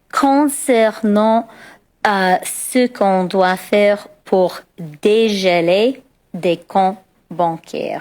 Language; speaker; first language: French; non-native, local second language; English